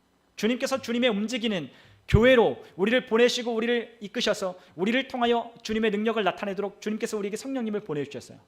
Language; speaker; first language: Korean; native; Korean